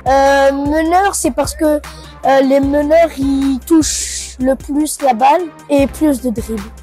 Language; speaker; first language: French; non-native, local second language; Malagasy